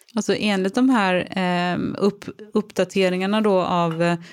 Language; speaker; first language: Swedish; native; Swedish